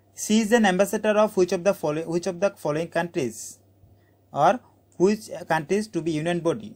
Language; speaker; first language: English; non-native, local second language; Bangla